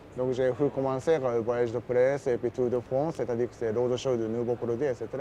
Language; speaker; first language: French; non-native, learner; Japanese